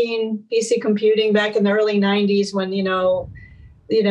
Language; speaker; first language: English; native; English